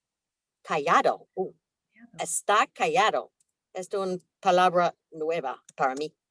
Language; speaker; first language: Spanish; non-native, learner; English